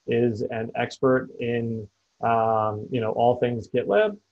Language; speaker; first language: English; native; English